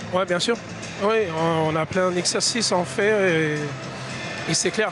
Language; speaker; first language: French; non-native, fluent; Danish